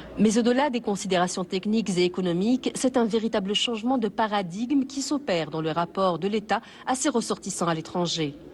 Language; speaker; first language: French; non-native, local second language; Arabic